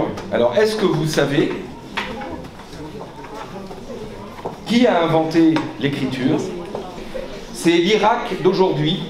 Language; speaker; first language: French; native; French